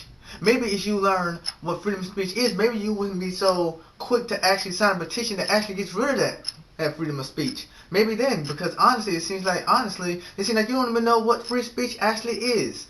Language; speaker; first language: English; native; English